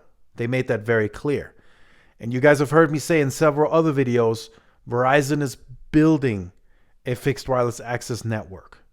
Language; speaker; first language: English; native; English